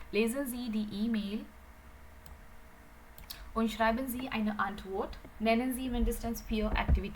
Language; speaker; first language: German; non-native, fluent; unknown